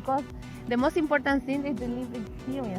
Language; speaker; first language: English; non-native, learner; Spanish